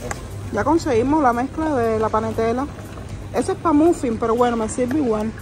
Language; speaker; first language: Spanish; native; Spanish